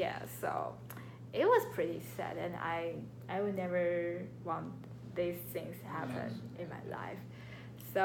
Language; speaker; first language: English; non-native, learner; Chinese